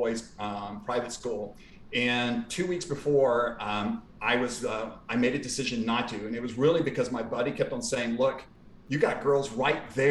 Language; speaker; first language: English; native; English